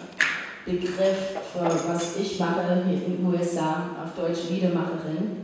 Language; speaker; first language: German; non-native, fluent; English